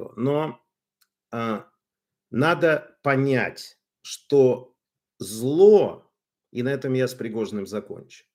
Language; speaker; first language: Russian; native; Russian